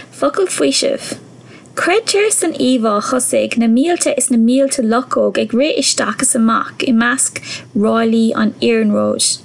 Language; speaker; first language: Irish; non-native, local second language; English